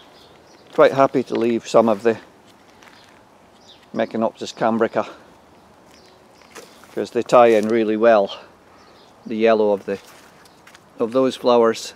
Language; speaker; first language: English; native; English